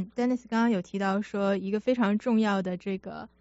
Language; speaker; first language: Chinese; native; Chinese